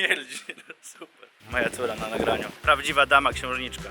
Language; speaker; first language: Polish; native; Polish